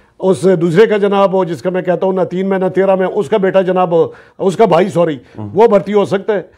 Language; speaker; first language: Urdu; non-native, local second language; Pashto